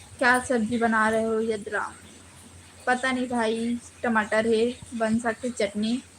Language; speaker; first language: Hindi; native; Hindi